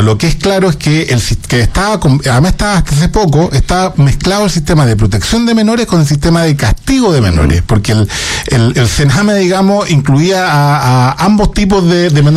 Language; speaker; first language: Spanish; native; Spanish